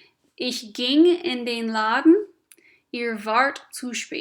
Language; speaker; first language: German; non-native, fluent; English